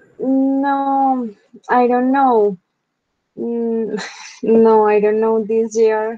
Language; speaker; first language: English; non-native, learner; Spanish